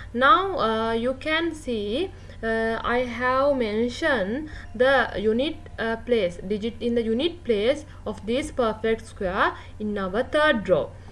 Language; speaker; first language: English; non-native, local second language; Sinhala